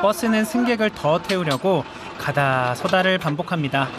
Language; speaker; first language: Korean; native; Korean